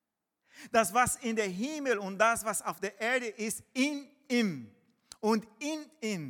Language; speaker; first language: German; non-native, fluent; Portuguese